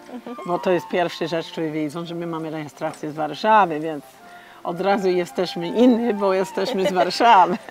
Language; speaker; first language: Polish; non-native, learner; English